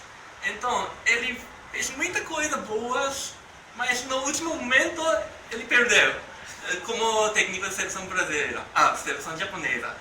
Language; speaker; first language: Portuguese; non-native, learner; Japanese